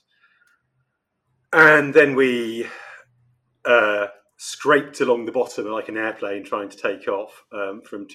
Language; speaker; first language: English; native; English